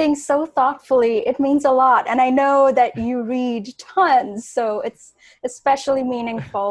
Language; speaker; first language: English; non-native, local second language; Bangla